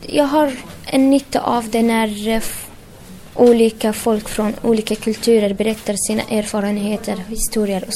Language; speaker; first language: Swedish; early bilingual, other home language; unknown